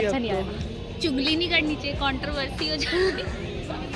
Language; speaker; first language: Hindi; native; Hindi